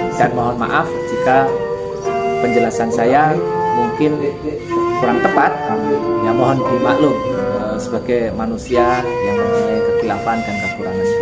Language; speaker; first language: Indonesian; non-native, local second language; Sundanese